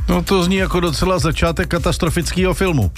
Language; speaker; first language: Czech; native; Czech